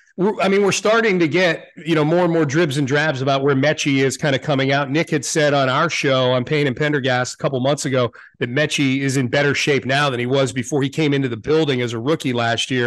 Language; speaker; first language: English; native; English